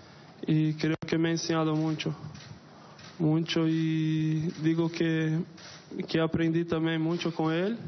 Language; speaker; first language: Spanish; non-native, fluent; Portuguese